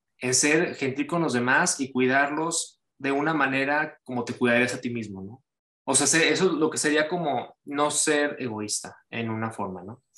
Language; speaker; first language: Spanish; native; Spanish